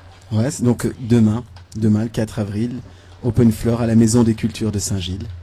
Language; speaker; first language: French; native; French